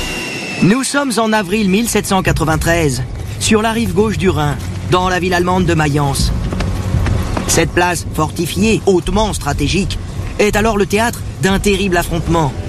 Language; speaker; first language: French; native; French